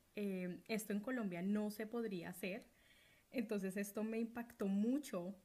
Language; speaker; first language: Spanish; native; Spanish